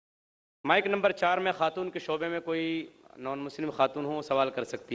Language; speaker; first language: Hindi; native; Hindi